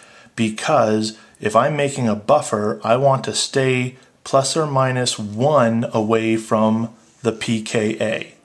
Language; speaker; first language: English; native; English